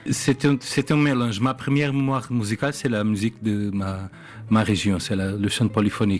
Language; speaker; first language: French; non-native, fluent; Portuguese